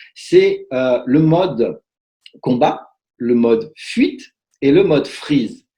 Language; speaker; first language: French; native; French